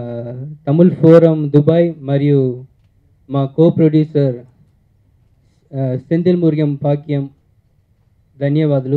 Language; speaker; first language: Telugu; early bilingual, heritage; Telugu